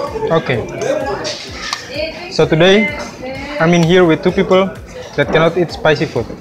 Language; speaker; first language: English; non-native, fluent; Indonesian